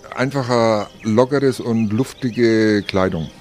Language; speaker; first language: German; native; German